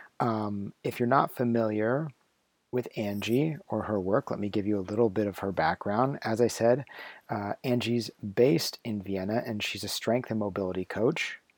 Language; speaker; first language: English; native; English